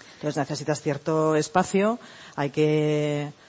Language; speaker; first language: Spanish; native; Spanish